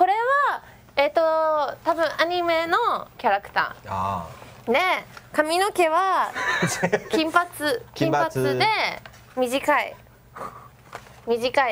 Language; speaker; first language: Japanese; non-native, learner; Chinese